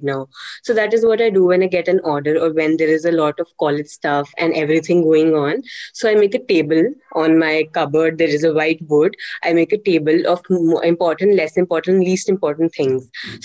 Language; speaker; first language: English; non-native, local second language; Hindi